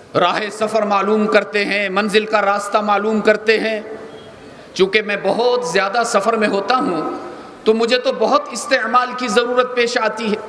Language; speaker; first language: Urdu; native; Urdu